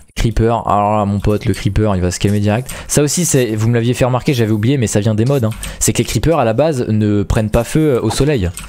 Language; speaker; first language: French; native; French